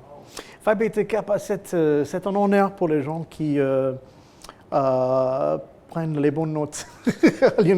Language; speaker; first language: French; non-native, fluent; English